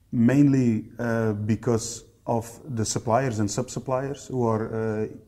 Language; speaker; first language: English; non-native, fluent; Dutch